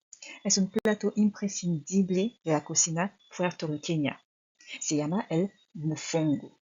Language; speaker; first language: Spanish; non-native, fluent; French